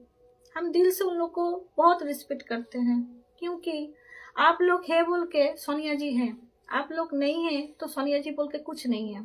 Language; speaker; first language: Hindi; non-native, local second language; Bangla